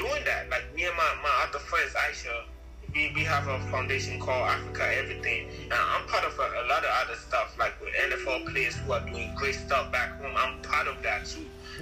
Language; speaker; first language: English; non-native, local second language; Akan